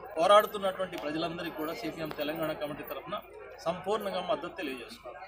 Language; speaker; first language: Telugu; native; Telugu